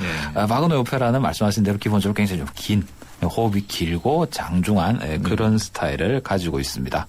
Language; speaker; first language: Korean; native; Korean